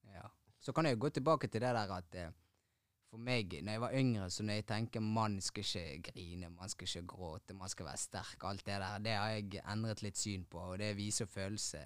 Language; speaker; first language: Norwegian; early bilingual, other home language; Tigrinya